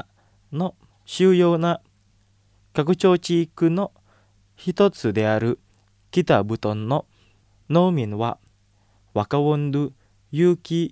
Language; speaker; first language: Japanese; non-native, fluent; Indonesian